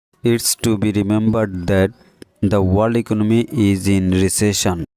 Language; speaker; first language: English; non-native, learner; Bangla